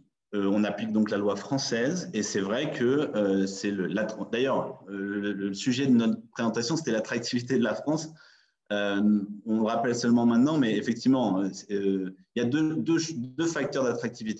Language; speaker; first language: French; native; French